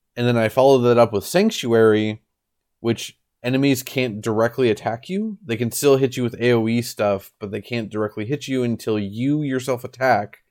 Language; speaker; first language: English; native; English